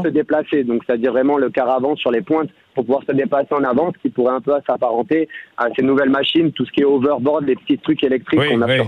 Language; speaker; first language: French; native; French